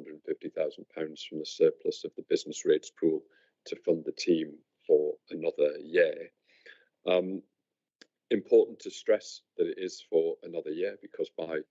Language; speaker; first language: English; native; English